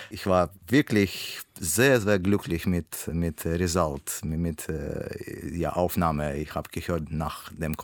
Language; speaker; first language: German; non-native, learner; Russian